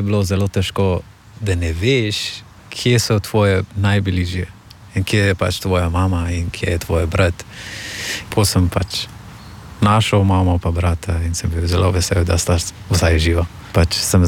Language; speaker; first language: Slovenian; non-native, fluent; Persian